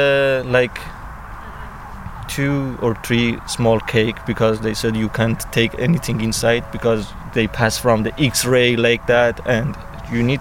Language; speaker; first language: English; non-native, learner; Persian